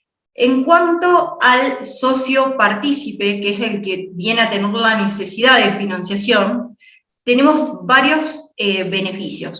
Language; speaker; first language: Spanish; native; Spanish